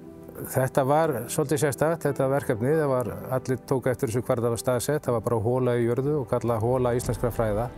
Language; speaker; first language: Icelandic; native; Icelandic